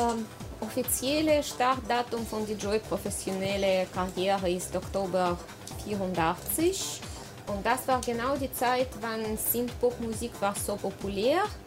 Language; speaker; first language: German; non-native, learner; Russian